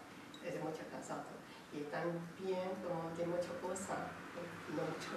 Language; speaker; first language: Spanish; non-native, learner; Chinese